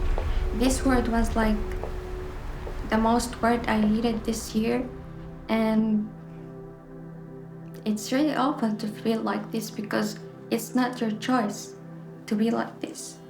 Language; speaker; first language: English; non-native, fluent; Arabic